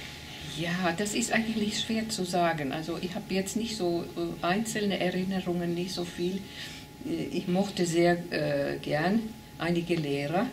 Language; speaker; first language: German; non-native, fluent; Finnish